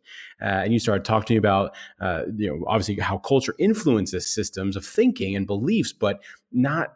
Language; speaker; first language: English; native; English